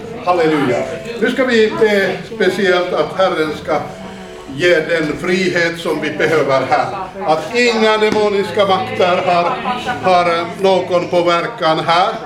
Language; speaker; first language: Swedish; non-native, fluent; Finnish